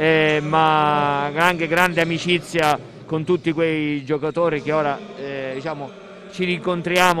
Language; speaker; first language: Italian; native; Italian